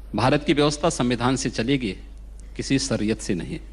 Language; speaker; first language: Hindi; native; Hindi